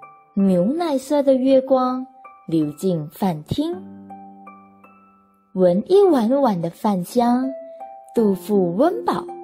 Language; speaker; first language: Chinese; native; Chinese